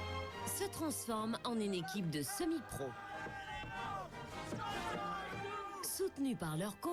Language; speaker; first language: French; native; French